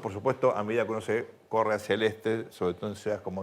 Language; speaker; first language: Spanish; native; Spanish